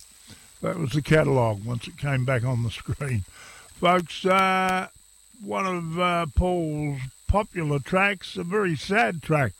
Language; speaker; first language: English; native; English